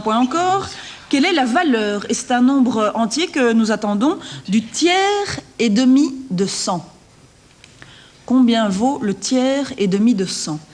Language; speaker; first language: French; native; French